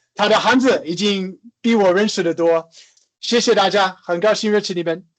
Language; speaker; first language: Chinese; non-native, fluent; English